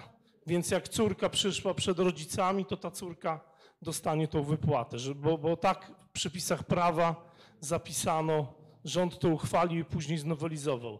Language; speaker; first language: Polish; native; Polish